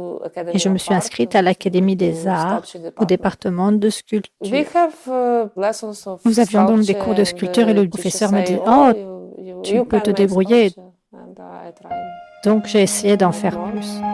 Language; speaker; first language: French; non-native, fluent; Ukrainian